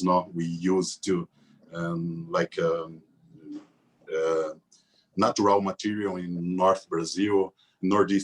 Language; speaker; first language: English; non-native, learner; Portuguese